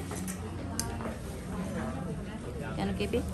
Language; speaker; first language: Japanese; native; Japanese